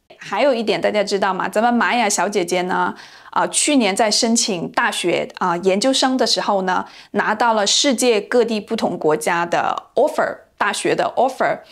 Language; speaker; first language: Chinese; native; Chinese